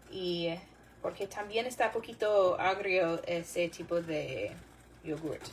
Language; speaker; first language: Spanish; non-native, learner; English